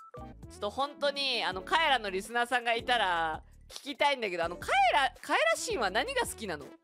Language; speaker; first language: Japanese; native; Japanese